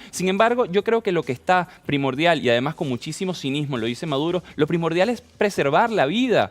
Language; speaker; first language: Spanish; native; Spanish